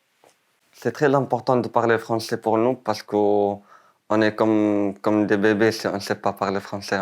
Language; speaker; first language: French; non-native, learner; Arabic